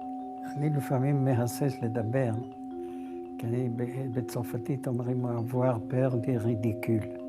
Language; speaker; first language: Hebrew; non-native, fluent; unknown